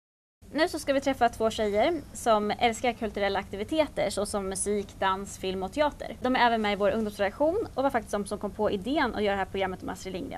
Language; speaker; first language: Swedish; native; Swedish